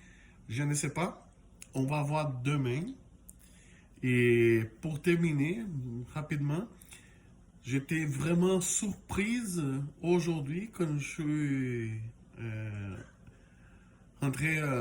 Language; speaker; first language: French; non-native, fluent; Portuguese